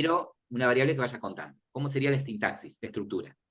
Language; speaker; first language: Spanish; native; Spanish